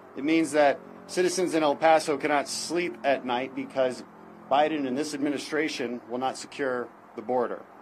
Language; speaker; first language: English; native; English